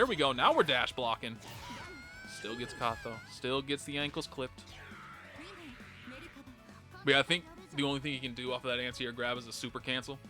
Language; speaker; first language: English; native; English